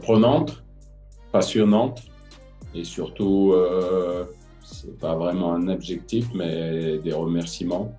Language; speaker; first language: French; native; French